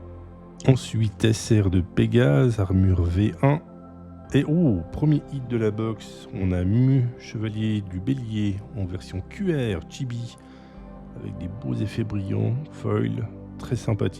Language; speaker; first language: French; native; French